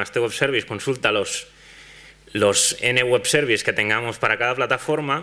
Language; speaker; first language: Spanish; non-native, local second language; Catalan